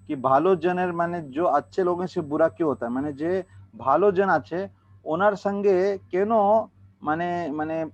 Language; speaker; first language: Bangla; non-native, learner; Hindi